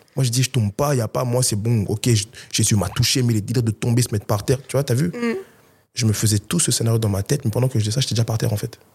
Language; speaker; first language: French; early bilingual, other home language; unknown